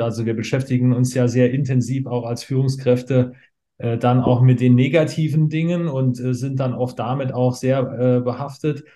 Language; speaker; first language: German; native; German